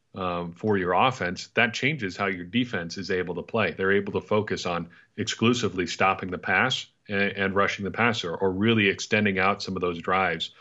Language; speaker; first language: English; native; English